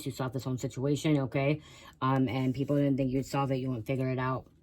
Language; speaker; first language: English; native; English